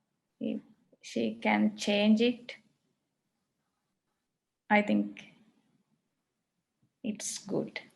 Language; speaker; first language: English; non-native, learner; Sinhala